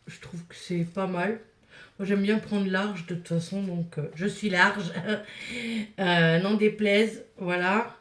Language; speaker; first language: French; native; French